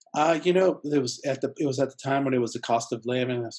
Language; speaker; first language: English; early bilingual, other home language; Spanish